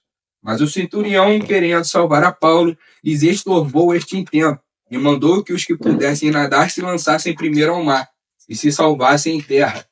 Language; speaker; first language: Portuguese; native; Portuguese